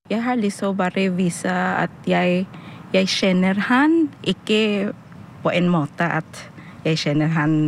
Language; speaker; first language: Norwegian; non-native, learner; Filipino